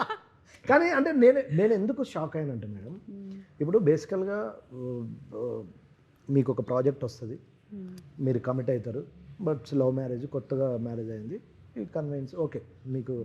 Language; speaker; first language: Telugu; native; Telugu